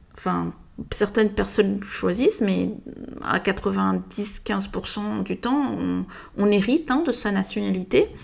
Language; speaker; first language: French; early bilingual, heritage; French